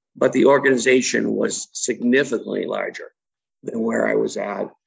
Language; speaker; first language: English; native; English